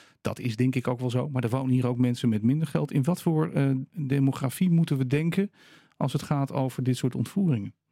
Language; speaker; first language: Dutch; native; Dutch